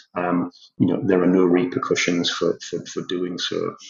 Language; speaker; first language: English; native; English